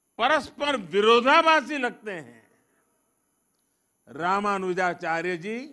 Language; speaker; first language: Hindi; non-native, local second language; Gujarati